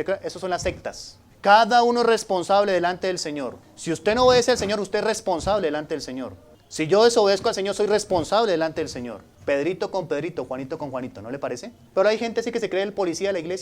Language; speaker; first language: Spanish; native; Spanish